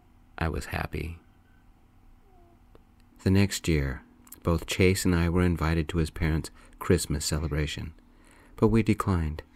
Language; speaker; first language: English; native; English